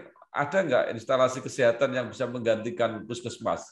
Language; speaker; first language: Indonesian; native; Indonesian